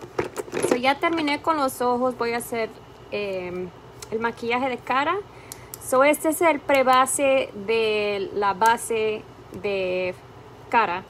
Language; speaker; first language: Spanish; early bilingual, heritage; Spanish